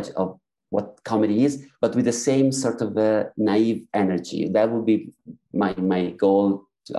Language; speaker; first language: English; non-native, fluent; Italian